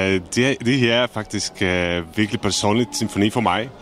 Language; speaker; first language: Danish; non-native, fluent; Czech